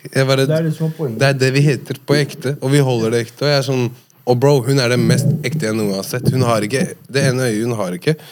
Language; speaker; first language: Norwegian; native; Norwegian